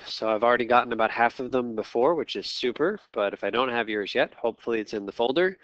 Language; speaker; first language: English; native; English